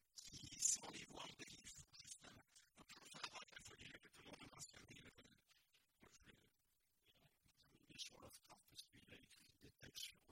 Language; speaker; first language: French; native; French